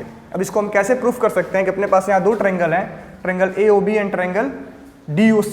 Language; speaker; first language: Hindi; native; Hindi